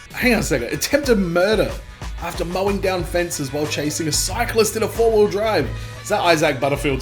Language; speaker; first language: English; native; English